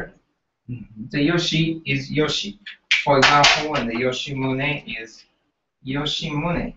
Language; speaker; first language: English; non-native, learner; Japanese